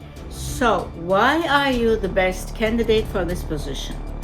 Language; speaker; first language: English; non-native, fluent; Turkish